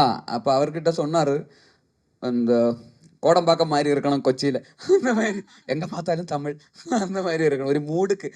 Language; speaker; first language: Tamil; non-native, learner; Malayalam